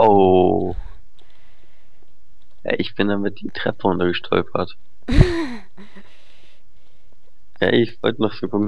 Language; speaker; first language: German; native; German